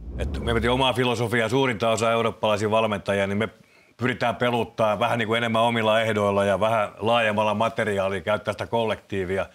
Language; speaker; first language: Finnish; native; Finnish